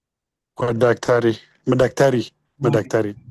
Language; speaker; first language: Swahili; non-native, learner; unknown